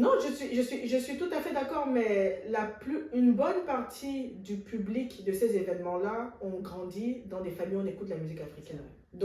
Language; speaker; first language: French; native; French